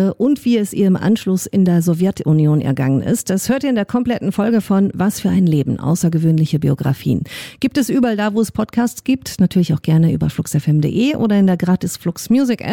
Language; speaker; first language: German; native; German